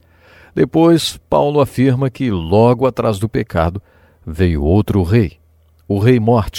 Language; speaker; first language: Portuguese; native; Portuguese